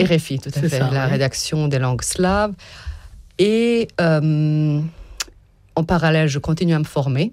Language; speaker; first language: French; non-native, fluent; Serbian